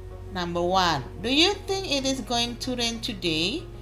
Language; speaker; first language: English; non-native, fluent; Indonesian